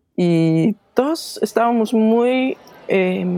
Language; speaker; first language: Spanish; non-native, fluent; Danish